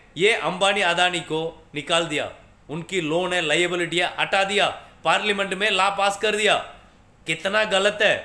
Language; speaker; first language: Hindi; non-native, local second language; Tamil